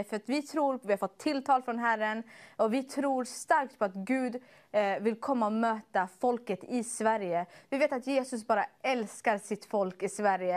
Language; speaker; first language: Swedish; early bilingual, other home language; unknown